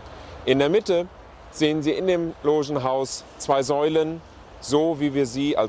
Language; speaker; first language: German; native; German